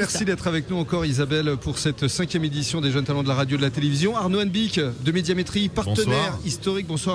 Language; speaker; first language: French; native; French